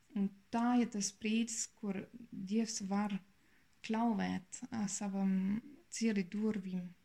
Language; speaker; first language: Latvian; non-native, learner; German